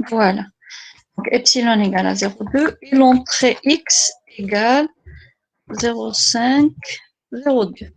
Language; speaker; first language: French; non-native, local second language; Arabic